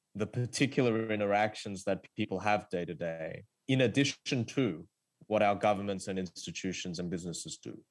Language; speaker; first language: English; early bilingual, other home language; Korean